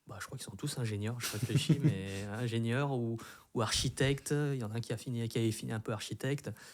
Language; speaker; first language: French; early bilingual, other home language; Vietnamese